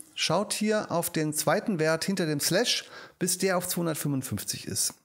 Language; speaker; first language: German; native; German